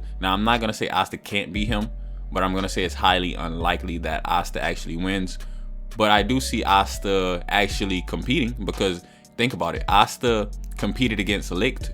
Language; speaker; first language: English; native; English